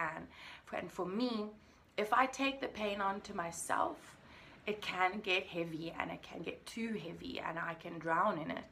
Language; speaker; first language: English; native; English